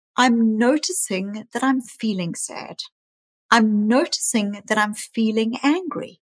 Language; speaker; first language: English; native; English